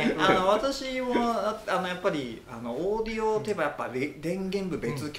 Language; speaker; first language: Japanese; native; Japanese